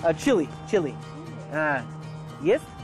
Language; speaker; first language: Russian; non-native, learner; English